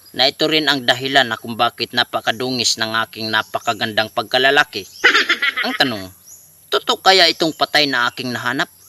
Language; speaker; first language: Filipino; non-native, local second language; Waray